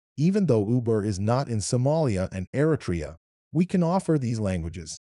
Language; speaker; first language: English; non-native, fluent; Arabic